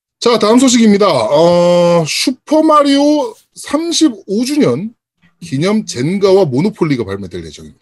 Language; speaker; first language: Korean; native; Korean